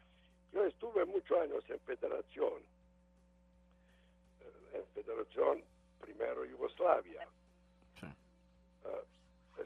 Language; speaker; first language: Spanish; non-native, learner; Serbian